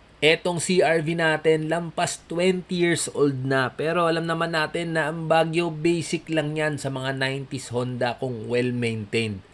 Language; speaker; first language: Filipino; native; Filipino